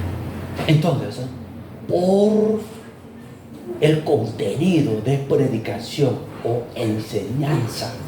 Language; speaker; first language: Spanish; non-native, fluent; Korean